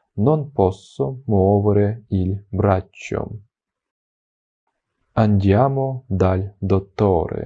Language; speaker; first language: Italian; non-native, fluent; Ukrainian